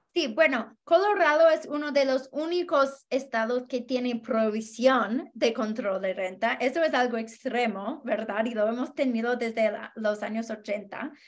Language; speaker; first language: Spanish; non-native, fluent; English